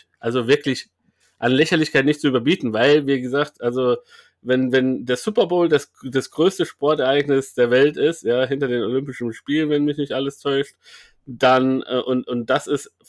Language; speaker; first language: German; native; German